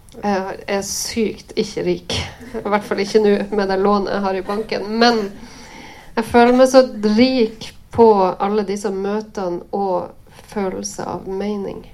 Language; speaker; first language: Norwegian; native; Norwegian